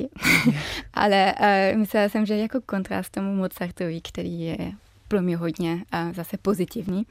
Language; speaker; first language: Czech; early bilingual, heritage; German